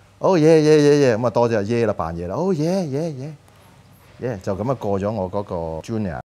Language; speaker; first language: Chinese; non-native, local second language; Cantonese